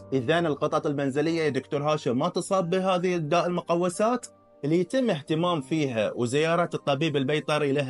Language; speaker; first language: Arabic; native; Arabic